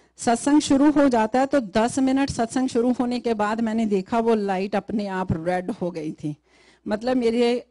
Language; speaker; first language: Hindi; native; Hindi